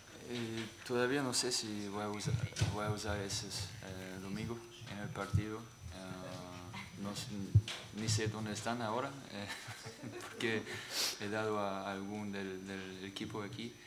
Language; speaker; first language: Spanish; non-native, learner; German